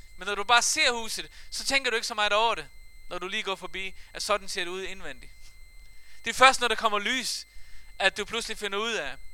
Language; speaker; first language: Danish; non-native, fluent; Faroese